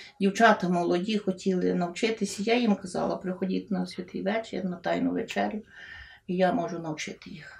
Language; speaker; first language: Ukrainian; native; Ukrainian